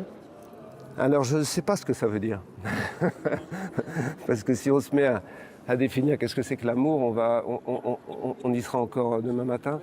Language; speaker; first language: French; native; French